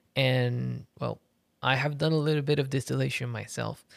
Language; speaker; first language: English; early bilingual, other home language; Spanish